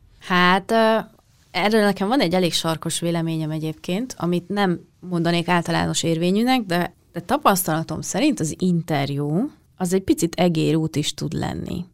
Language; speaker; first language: Hungarian; native; Hungarian